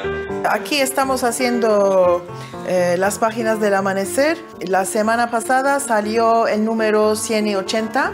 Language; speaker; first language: Spanish; early bilingual, heritage; Ladino